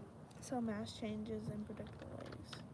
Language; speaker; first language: English; native; English